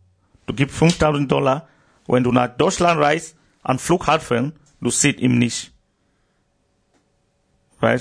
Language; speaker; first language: German; non-native, learner; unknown